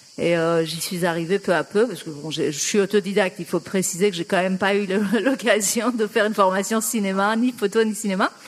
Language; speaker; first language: French; non-native, fluent; Persian